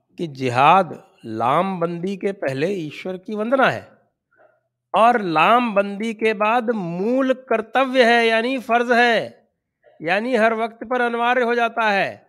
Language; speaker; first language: Hindi; native; Hindi